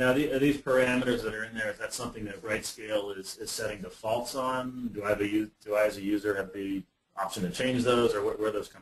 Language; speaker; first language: English; native; English